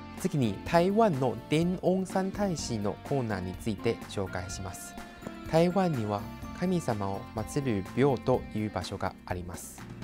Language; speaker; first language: Japanese; non-native, fluent; Chinese